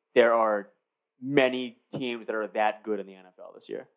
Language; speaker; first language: English; native; English